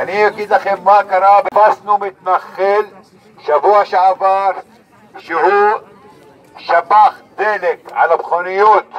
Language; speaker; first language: Hebrew; non-native, local second language; Arabic